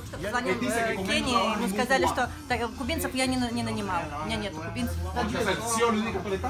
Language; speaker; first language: Russian; native; Russian